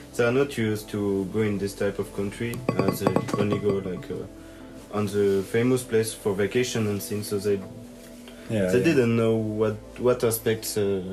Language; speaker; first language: English; non-native, learner; French